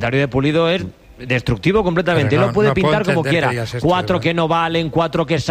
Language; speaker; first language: Spanish; native; Spanish